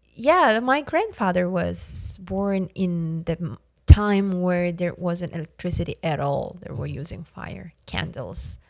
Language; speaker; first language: English; non-native, fluent; Yakut